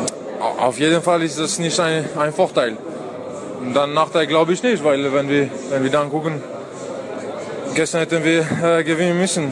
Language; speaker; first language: German; non-native, fluent; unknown